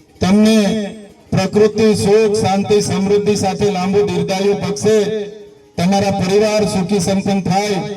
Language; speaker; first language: Gujarati; non-native, local second language; Bhili